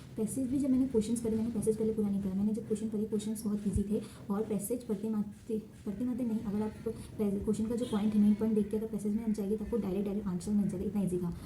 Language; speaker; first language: Hindi; non-native, local second language; Assamese